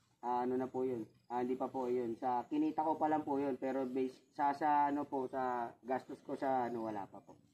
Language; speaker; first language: Filipino; native; Filipino